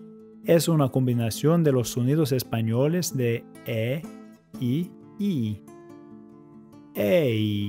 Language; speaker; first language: Spanish; non-native, fluent; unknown